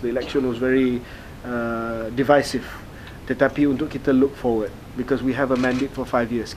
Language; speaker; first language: English; non-native, local second language; Malay